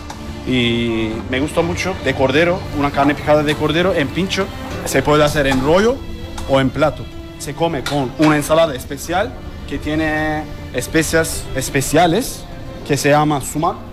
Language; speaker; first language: Spanish; non-native, learner; Turkish